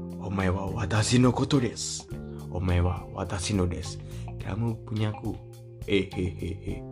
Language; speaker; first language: Japanese; non-native, fluent; Indonesian